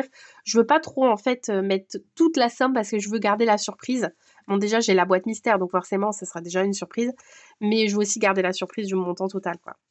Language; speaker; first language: French; native; French